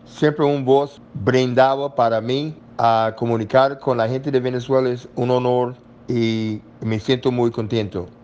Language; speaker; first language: Spanish; non-native, learner; English